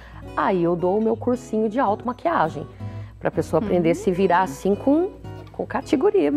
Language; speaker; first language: Portuguese; native; Portuguese